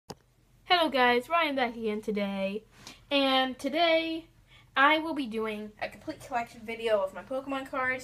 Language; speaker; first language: English; native; English